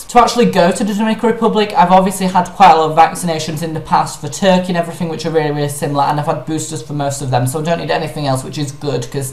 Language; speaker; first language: English; native; English